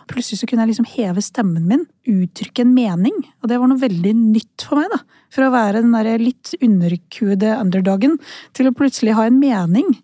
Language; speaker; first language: Norwegian; early bilingual, other home language; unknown